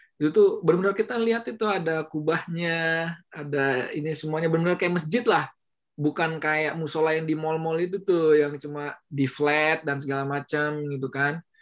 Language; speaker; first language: Indonesian; native; Indonesian